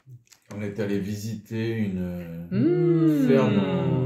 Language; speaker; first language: French; native; French